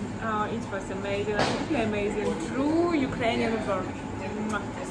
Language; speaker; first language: English; non-native, fluent; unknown